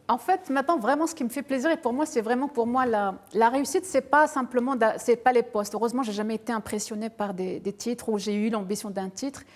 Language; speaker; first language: French; early bilingual, other home language; Arabic